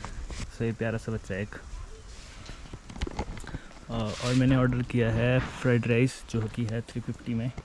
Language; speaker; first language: Hindi; native; Hindi